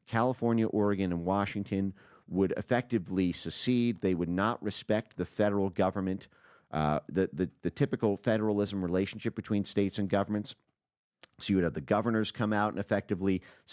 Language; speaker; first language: English; native; English